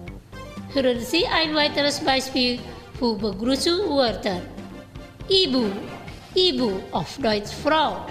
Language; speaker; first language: German; non-native, fluent; Indonesian